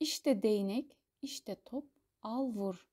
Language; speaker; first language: Turkish; non-native, fluent; Kazakh